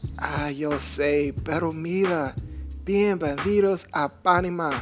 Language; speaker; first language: Spanish; non-native, learner; English